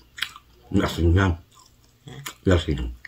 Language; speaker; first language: Filipino; native; Filipino